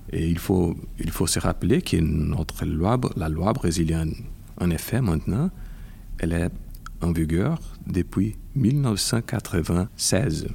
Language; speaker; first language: French; non-native, fluent; Portuguese